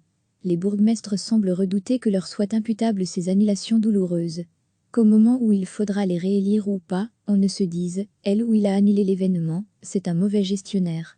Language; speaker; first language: French; native; French